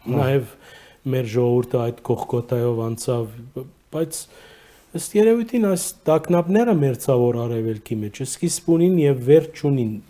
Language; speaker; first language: Armenian; native; Armenian